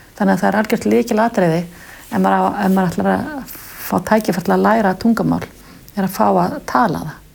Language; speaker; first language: Icelandic; native; Icelandic